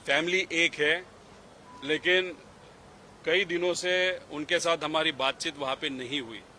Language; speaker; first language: Hindi; non-native, local second language; Marathi